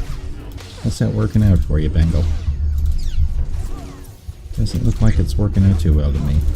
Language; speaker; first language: English; native; English